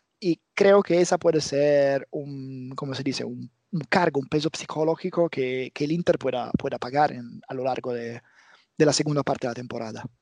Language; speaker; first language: Spanish; non-native, fluent; Italian